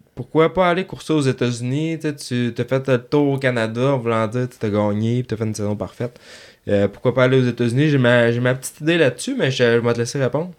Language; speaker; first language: French; native; French